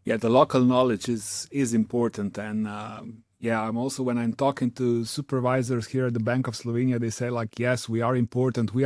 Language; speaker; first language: English; non-native, fluent; Slovenian